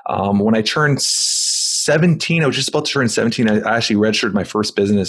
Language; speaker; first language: English; native; English